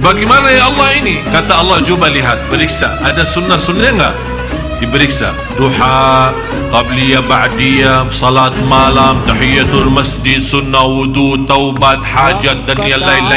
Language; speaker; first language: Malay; non-native, fluent; Arabic